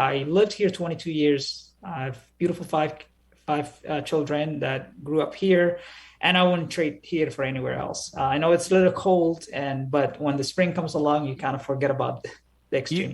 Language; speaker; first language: English; early bilingual, other home language; Somali